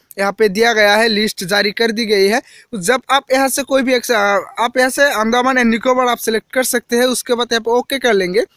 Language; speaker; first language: Hindi; non-native, local second language; Assamese